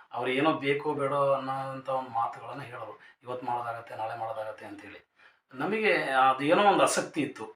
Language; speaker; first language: Kannada; non-native, local second language; Lambadi